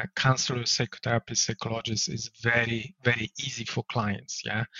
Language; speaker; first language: English; non-native, fluent; Polish